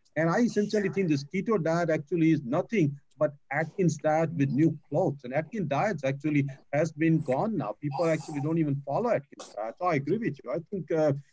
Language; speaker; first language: English; non-native, local second language; Gujarati